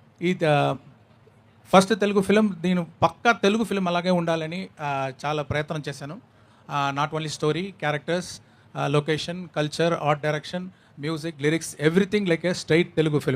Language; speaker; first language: Telugu; non-native, learner; Tamil